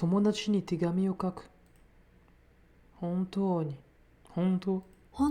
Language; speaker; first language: Japanese; non-native, learner; English